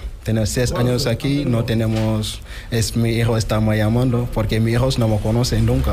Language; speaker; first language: Spanish; non-native, learner; Wolof